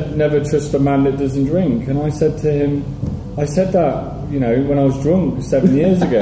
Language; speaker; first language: English; native; English